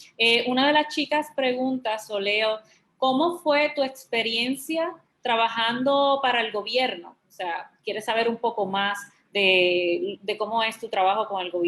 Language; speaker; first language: Spanish; native; Spanish